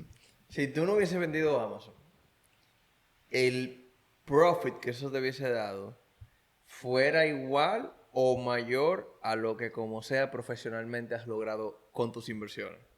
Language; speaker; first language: Spanish; native; Spanish